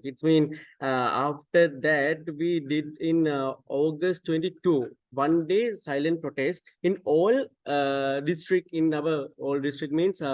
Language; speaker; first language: English; non-native, local second language; Sinhala